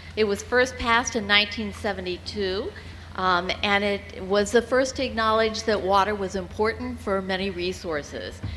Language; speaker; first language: English; native; English